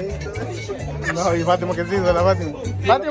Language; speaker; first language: Spanish; native; Spanish